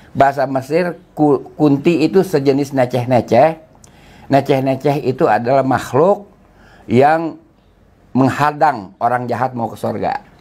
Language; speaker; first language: Indonesian; native; Indonesian